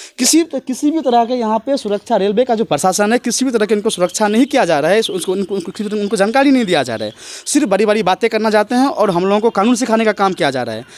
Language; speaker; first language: Hindi; native; Hindi